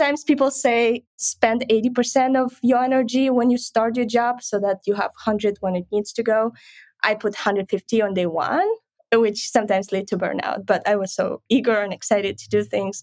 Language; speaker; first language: English; non-native, fluent; Ukrainian